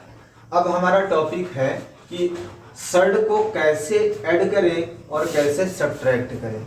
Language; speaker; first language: Hindi; native; Hindi